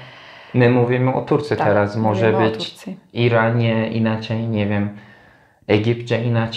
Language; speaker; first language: Polish; non-native, learner; Turkish